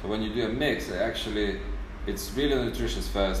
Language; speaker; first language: English; native; English